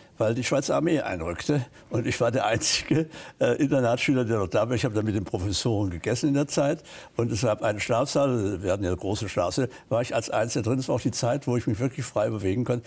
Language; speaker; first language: German; native; German